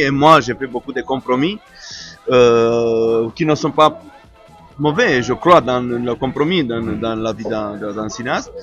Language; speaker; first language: French; non-native, fluent; Romanian